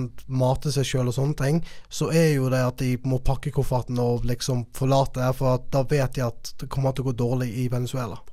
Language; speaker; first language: Norwegian; native; Norwegian